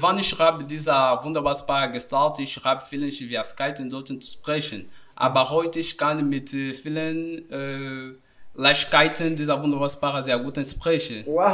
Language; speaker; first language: German; non-native, learner; Portuguese